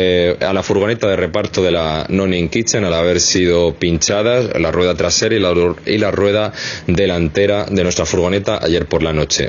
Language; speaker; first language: Spanish; native; Spanish